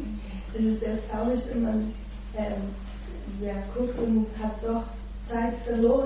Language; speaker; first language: German; non-native, learner; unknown